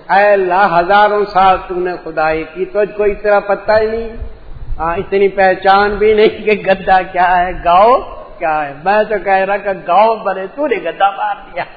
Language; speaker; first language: Urdu; non-native, local second language; Punjabi